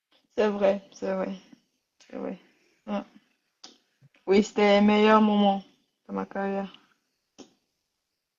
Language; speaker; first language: French; non-native, learner; Rundi